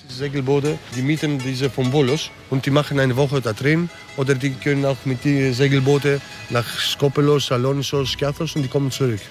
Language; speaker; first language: German; early bilingual, other home language; Greek